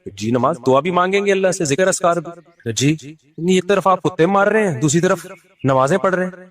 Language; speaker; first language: Urdu; native; Urdu